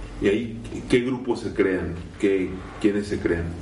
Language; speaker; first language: Spanish; native; Spanish